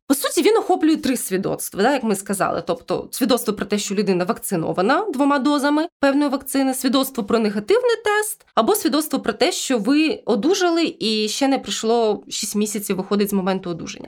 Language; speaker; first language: Ukrainian; native; Ukrainian